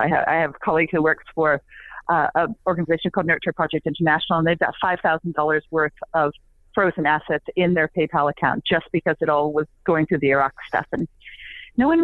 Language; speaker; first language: English; native; English